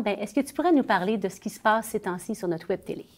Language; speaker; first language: French; native; French